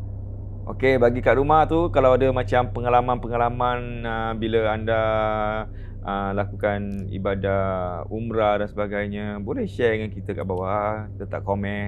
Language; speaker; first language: Malay; native; Malay